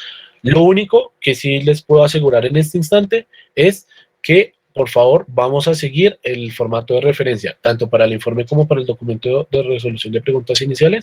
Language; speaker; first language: Spanish; native; Spanish